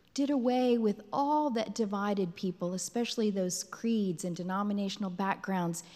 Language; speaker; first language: English; native; English